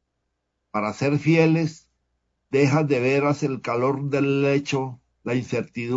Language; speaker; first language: Spanish; native; Spanish